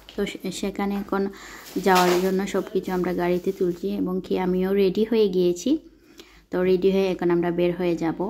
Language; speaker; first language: Bangla; non-native, local second language; Sylheti